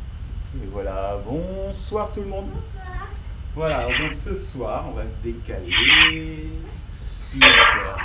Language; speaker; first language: French; native; French